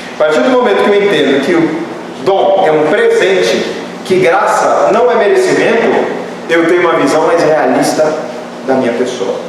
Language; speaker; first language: Portuguese; native; Portuguese